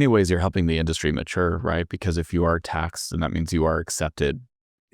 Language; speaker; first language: English; native; English